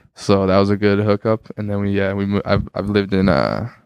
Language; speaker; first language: English; native; English